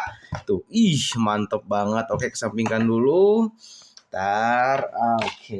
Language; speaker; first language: Indonesian; native; Indonesian